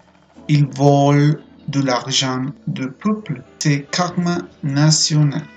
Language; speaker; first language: French; non-native, fluent; Spanish